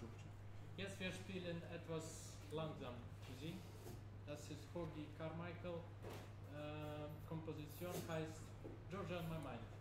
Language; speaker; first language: German; non-native, learner; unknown